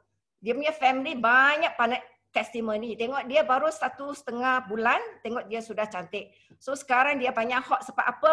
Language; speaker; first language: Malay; non-native, local second language; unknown